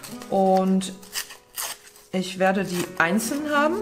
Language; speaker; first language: German; native; German